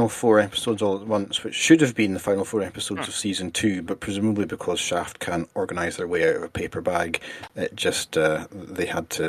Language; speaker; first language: English; native; English